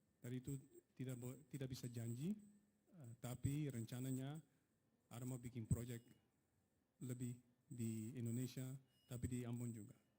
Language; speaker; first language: Indonesian; early bilingual, heritage; Dutch